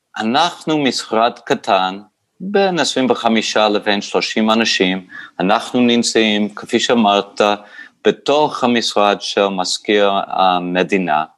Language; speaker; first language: Hebrew; non-native, fluent; English